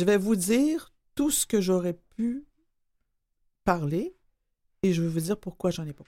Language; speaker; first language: French; native; French